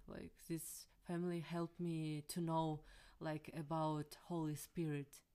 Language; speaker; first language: English; non-native, fluent; Kyrgyz